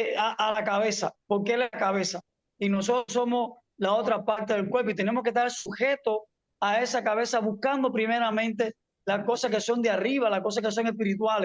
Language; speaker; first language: Spanish; native; Spanish